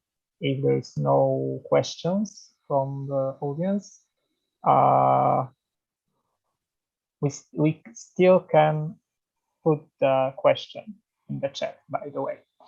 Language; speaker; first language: English; non-native, fluent; Polish